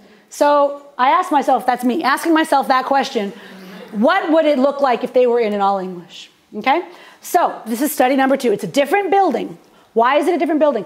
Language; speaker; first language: English; native; English